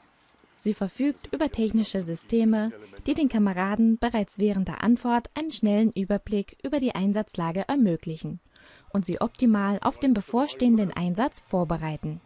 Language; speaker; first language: German; native; German